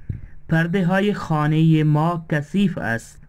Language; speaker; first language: Persian; non-native, fluent; Urdu